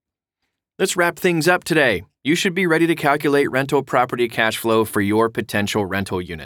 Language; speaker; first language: English; native; English